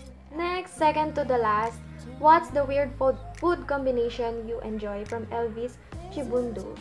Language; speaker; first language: English; non-native, local second language; Filipino